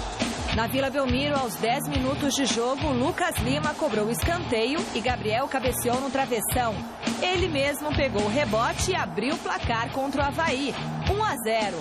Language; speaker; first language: Portuguese; native; Portuguese